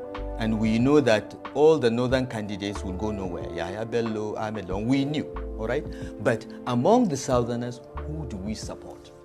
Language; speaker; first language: English; non-native, local second language; Hausa